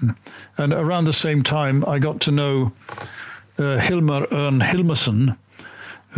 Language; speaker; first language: English; native; English